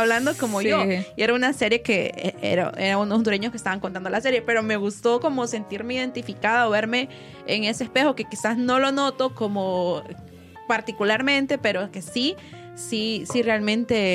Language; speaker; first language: Spanish; native; Spanish